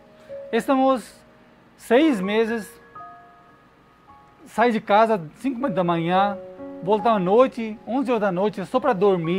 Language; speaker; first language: Portuguese; non-native, learner; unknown